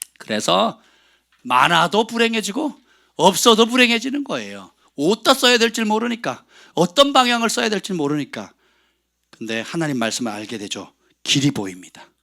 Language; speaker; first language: Korean; native; Korean